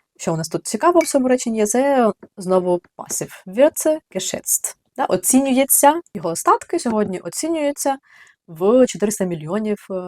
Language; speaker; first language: Ukrainian; native; Ukrainian